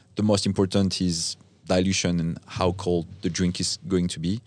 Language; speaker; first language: English; non-native, fluent; French